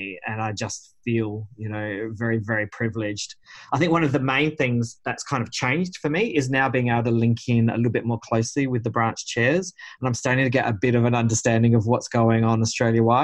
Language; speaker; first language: English; native; English